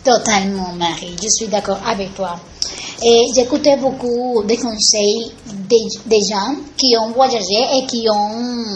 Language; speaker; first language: French; non-native, learner; Spanish